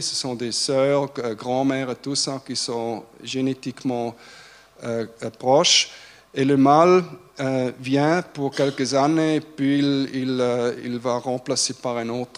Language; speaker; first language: French; non-native, fluent; German